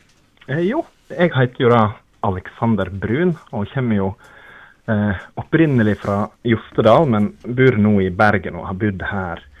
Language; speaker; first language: Norwegian; native; Norwegian